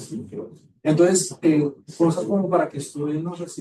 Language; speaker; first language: Spanish; native; Spanish